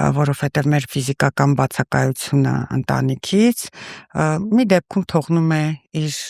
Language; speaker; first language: Armenian; early bilingual, heritage; Russian